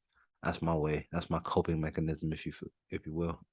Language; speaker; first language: English; native; English